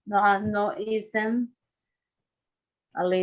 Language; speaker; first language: English; non-native, learner; Spanish